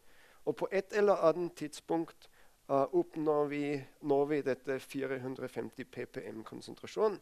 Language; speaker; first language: Norwegian; non-native, fluent; German